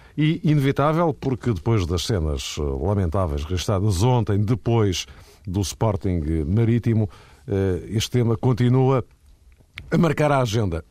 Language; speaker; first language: Portuguese; native; Portuguese